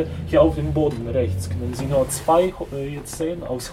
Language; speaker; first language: German; non-native, fluent; Polish